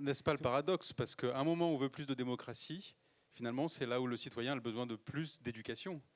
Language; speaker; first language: French; native; French